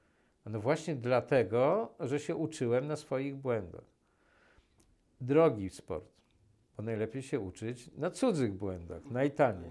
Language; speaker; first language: Polish; native; Polish